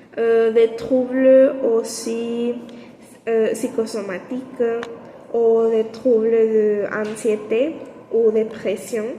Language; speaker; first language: French; non-native, learner; Spanish